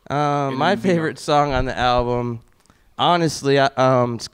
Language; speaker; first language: English; native; English